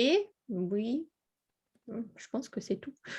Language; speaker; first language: French; non-native, learner; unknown